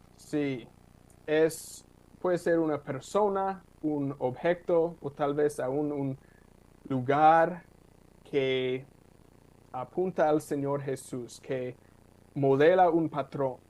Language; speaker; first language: Spanish; non-native, fluent; English